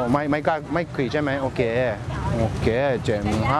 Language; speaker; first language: English; non-native, learner; Thai